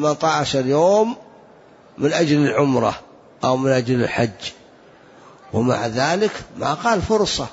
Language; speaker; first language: Arabic; native; Arabic